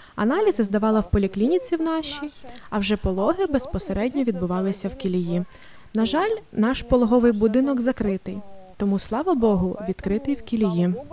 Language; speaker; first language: Ukrainian; native; Ukrainian